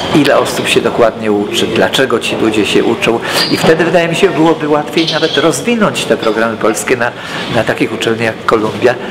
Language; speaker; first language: Polish; native; Polish